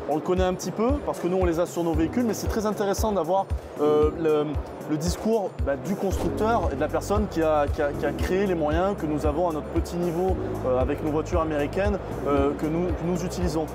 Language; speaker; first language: French; native; French